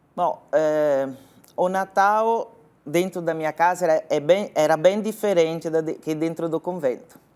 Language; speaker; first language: Portuguese; non-native, fluent; Italian